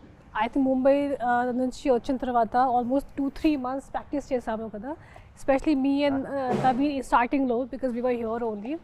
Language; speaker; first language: Telugu; non-native, local second language; Hindi